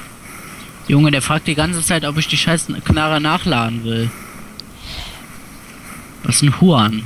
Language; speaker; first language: German; native; German